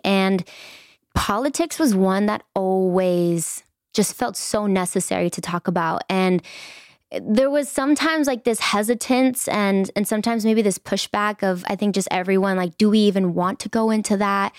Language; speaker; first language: English; native; English